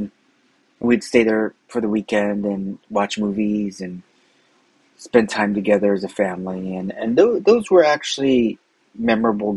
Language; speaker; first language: English; native; English